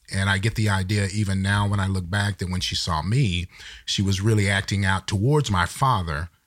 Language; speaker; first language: English; native; English